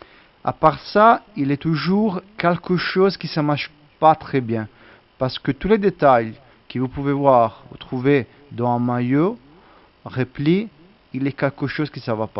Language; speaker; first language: French; non-native, learner; Italian